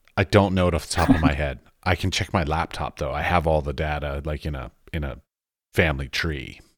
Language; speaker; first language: English; native; English